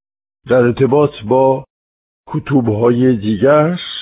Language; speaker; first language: Persian; non-native, fluent; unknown